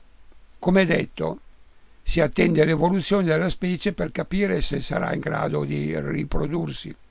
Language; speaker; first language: Italian; native; Italian